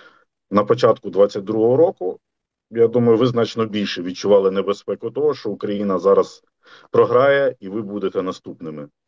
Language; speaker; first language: Ukrainian; native; Ukrainian